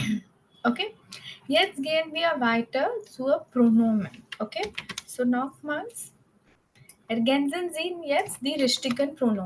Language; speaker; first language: German; non-native, fluent; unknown